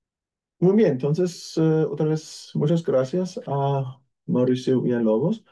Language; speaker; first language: Spanish; non-native, fluent; German